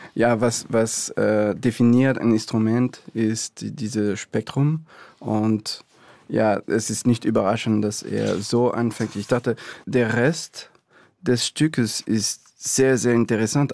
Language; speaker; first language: German; non-native, fluent; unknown